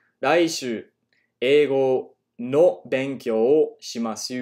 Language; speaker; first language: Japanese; non-native, learner; English